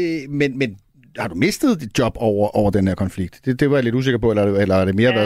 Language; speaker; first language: Danish; native; Danish